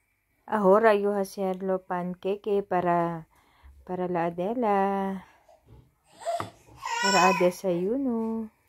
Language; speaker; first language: Spanish; non-native, learner; Filipino